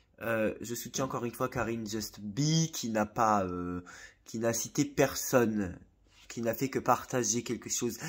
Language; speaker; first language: French; native; French